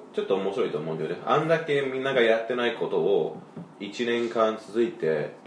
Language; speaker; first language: Japanese; non-native, fluent; English